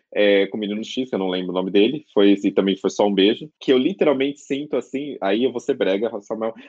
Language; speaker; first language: Portuguese; native; Portuguese